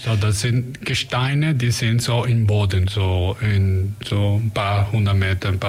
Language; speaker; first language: German; non-native, fluent; Spanish